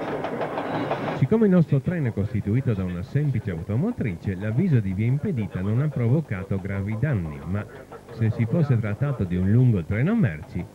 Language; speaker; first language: Italian; native; Italian